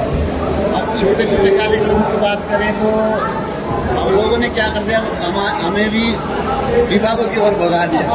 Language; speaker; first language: Hindi; non-native, local second language; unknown